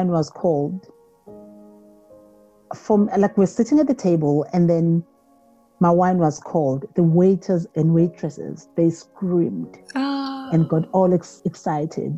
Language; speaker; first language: English; non-native, local second language; Zulu